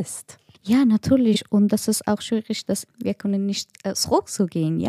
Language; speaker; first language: German; non-native, learner; Persian